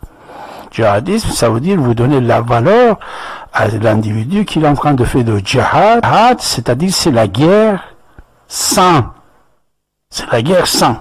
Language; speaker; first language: French; non-native, fluent; Persian